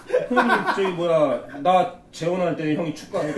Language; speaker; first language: Korean; native; Korean